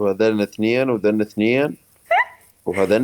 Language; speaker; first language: Arabic; native; Arabic